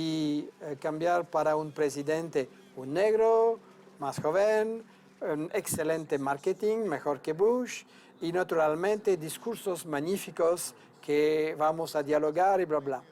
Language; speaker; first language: Spanish; non-native, fluent; French